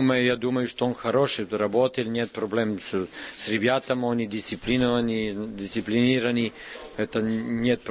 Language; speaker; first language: Russian; non-native, learner; Serbian